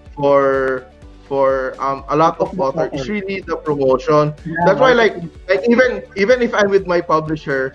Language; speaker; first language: English; non-native, local second language; Cebuano